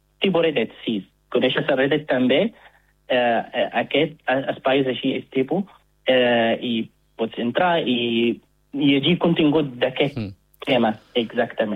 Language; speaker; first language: Catalan; non-native, fluent; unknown